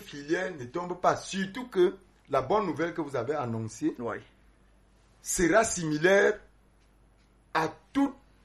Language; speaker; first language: French; non-native, local second language; Basaa